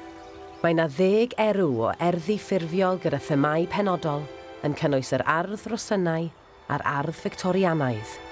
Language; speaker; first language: Welsh; native; Welsh